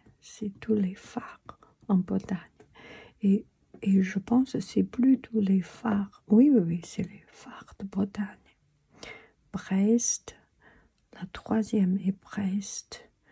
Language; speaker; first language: French; non-native, learner; Chinese